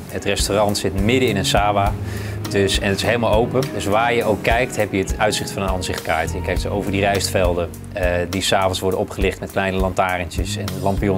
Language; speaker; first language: Dutch; native; Dutch